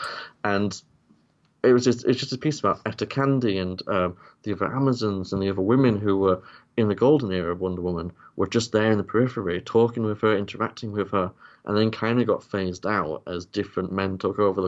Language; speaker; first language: English; native; English